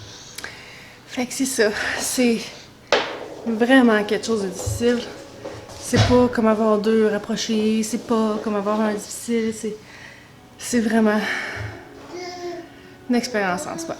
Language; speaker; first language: French; native; French